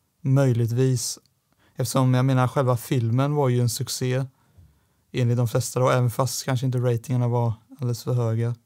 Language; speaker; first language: Swedish; native; Swedish